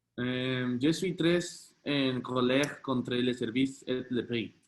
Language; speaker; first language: French; non-native, learner; Spanish